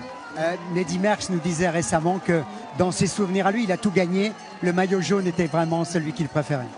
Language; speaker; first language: French; native; French